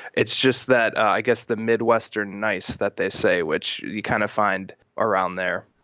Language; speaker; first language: English; native; English